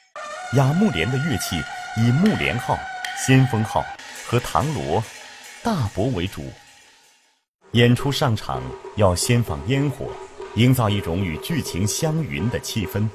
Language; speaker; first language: Chinese; native; Chinese